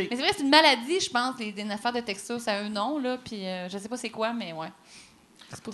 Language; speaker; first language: French; native; French